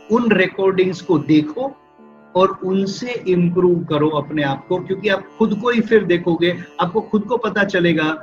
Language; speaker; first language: Hindi; non-native, local second language; Gujarati